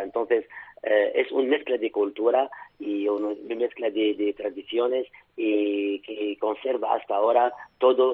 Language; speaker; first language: Spanish; non-native, fluent; Arabic